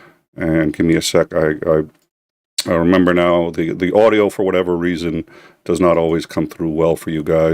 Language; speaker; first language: English; native; English